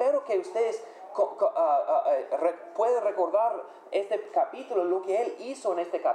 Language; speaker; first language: Spanish; non-native, fluent; English